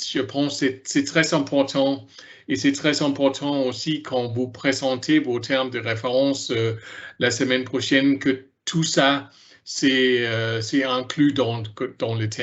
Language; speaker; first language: French; non-native, learner; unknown